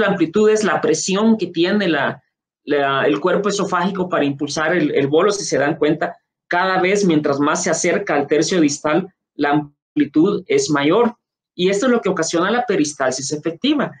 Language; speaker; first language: Spanish; native; Spanish